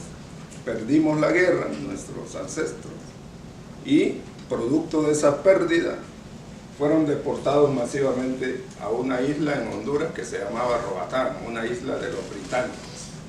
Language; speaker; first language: Spanish; non-native, local second language; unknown